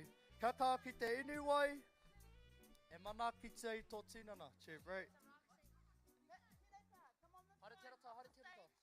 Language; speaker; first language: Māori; non-native, local second language; English